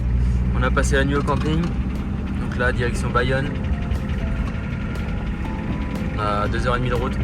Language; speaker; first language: French; native; French